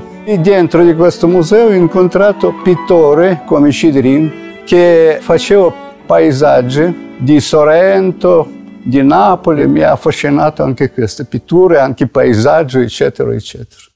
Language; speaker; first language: Italian; non-native, fluent; Russian